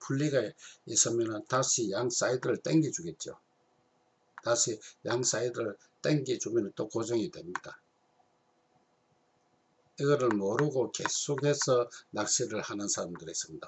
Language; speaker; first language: Korean; native; Korean